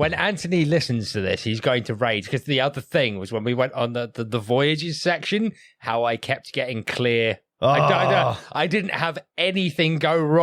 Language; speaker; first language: English; native; English